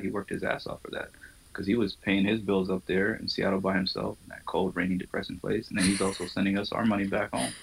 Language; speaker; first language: English; early bilingual, other home language; Somali